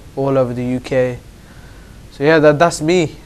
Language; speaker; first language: English; native; English